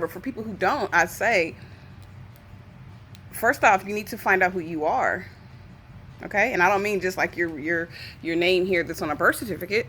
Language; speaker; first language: English; native; English